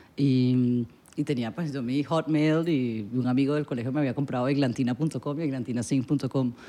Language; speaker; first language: Spanish; native; Spanish